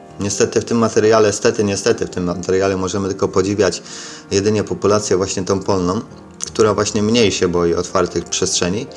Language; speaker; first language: Polish; native; Polish